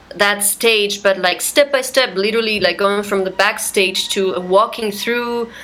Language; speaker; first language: English; non-native, fluent; Spanish